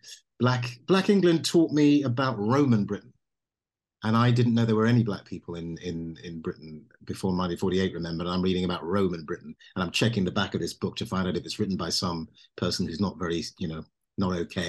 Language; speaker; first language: English; native; English